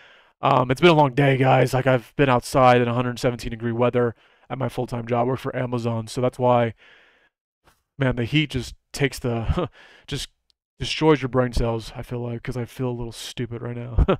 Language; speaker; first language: English; native; English